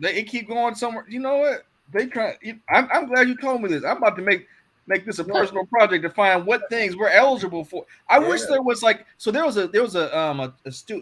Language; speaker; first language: English; native; English